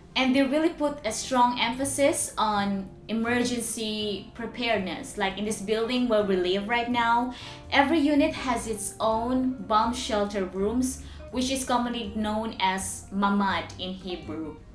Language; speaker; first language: English; non-native, local second language; Cebuano